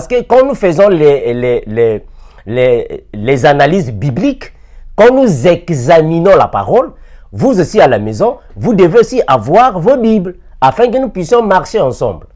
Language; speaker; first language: French; non-native, local second language; Lingala